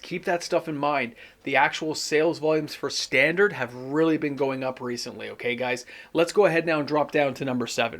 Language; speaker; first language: English; native; English